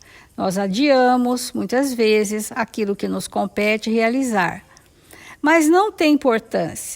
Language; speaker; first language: Portuguese; native; Portuguese